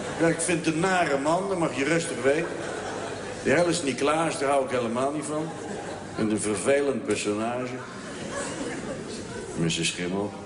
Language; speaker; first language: Dutch; native; Dutch